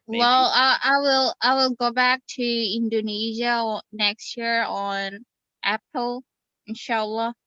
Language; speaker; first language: English; non-native, fluent; Indonesian